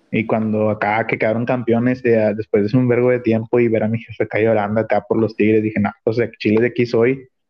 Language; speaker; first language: Spanish; native; Spanish